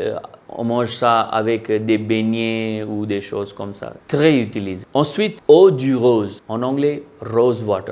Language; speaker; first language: French; non-native, local second language; Hindi